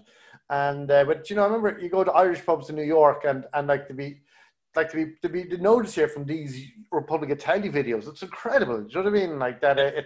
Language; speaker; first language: English; native; English